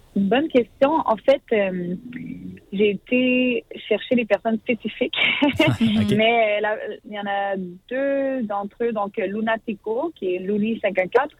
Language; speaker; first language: French; native; French